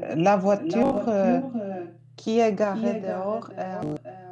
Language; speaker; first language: French; non-native, fluent; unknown